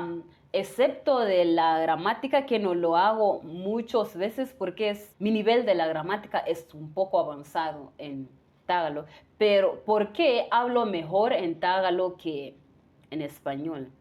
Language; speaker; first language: Spanish; non-native, fluent; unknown